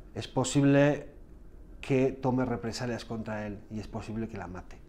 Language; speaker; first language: Spanish; native; Spanish